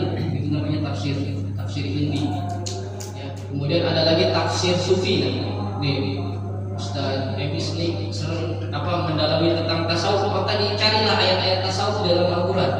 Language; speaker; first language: Indonesian; native; Indonesian